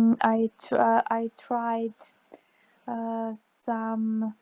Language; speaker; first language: English; non-native, learner; Serbian